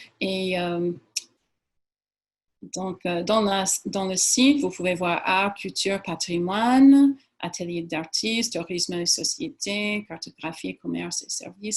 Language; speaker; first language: French; non-native, fluent; English